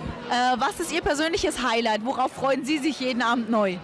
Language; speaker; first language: German; native; German